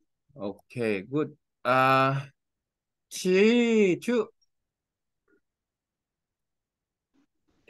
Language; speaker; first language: Vietnamese; non-native, learner; Korean